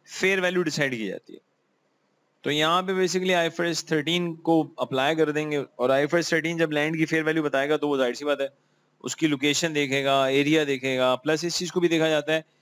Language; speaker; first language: Urdu; native; Urdu